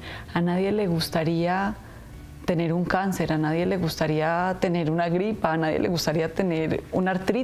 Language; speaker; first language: Spanish; native; Spanish